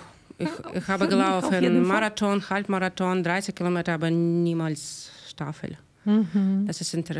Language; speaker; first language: German; non-native, learner; Ukrainian